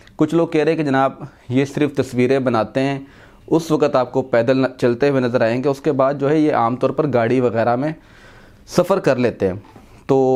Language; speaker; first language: Urdu; non-native, local second language; Punjabi